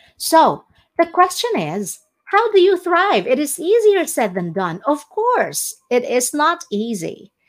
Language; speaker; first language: English; non-native, local second language; Cebuano